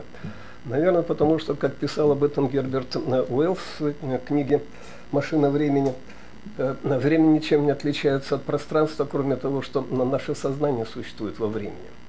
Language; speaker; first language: Russian; native; Russian